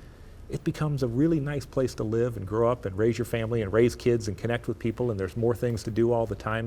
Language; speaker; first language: English; native; English